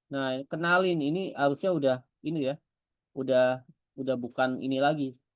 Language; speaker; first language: Indonesian; native; Indonesian